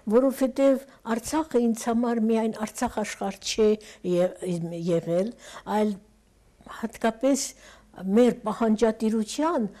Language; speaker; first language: Armenian; early bilingual, heritage; Armenian